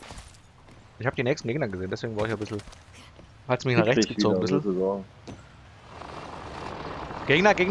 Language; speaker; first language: German; native; German